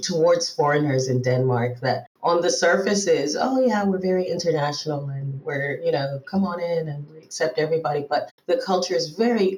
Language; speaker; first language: English; native; English